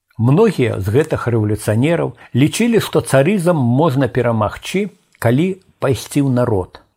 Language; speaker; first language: Belarusian; native; Belarusian